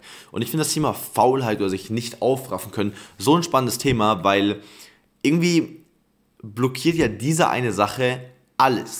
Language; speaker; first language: German; native; German